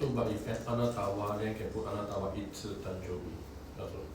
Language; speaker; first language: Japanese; non-native, learner; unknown